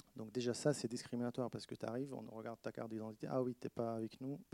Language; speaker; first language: French; non-native, fluent; Arabic